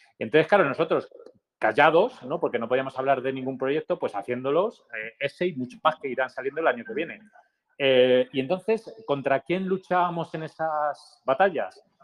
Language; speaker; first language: Spanish; native; Spanish